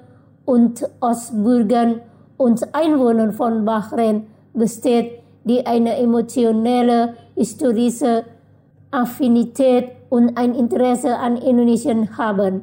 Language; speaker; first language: German; non-native, fluent; Indonesian